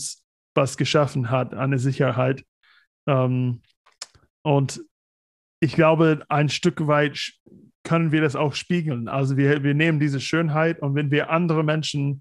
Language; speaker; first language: German; non-native, fluent; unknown